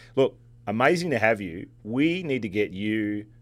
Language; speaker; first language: English; native; English